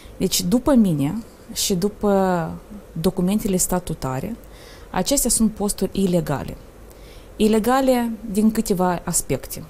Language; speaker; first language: Romanian; native; Romanian